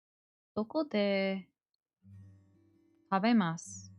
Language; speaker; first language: Japanese; non-native, learner; English